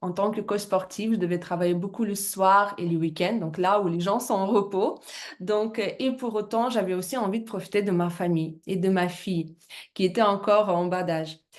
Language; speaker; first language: French; non-native, fluent; Russian